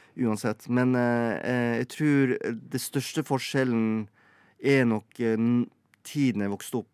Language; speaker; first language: Norwegian; native; Norwegian